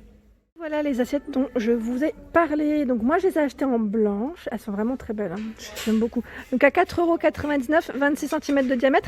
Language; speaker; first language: French; native; French